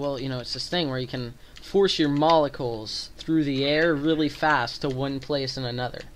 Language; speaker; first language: English; native; English